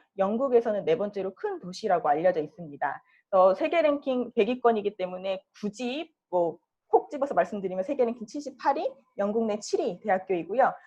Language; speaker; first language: Korean; native; Korean